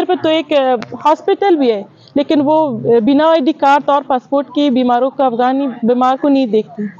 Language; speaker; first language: Hindi; non-native, fluent; Persian